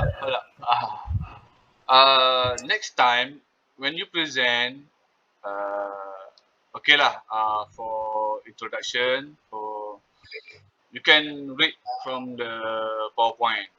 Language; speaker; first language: English; non-native, local second language; Malay